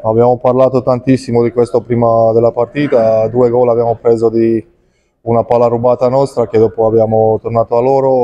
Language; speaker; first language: Italian; non-native, fluent; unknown